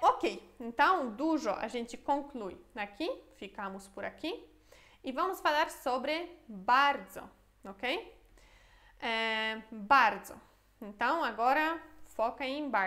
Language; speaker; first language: Portuguese; non-native, fluent; Polish